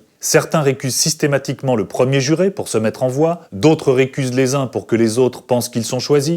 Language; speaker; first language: French; native; French